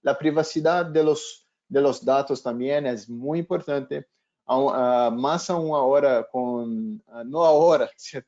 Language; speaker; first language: Spanish; non-native, fluent; Portuguese